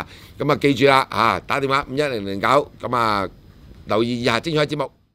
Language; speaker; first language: Cantonese; native; Cantonese